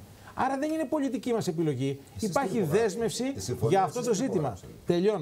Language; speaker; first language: Greek; native; Greek